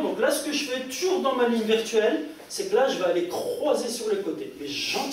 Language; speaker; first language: French; native; French